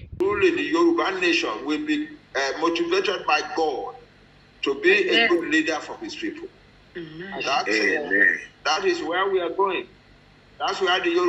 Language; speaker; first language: English; non-native, local second language; Yoruba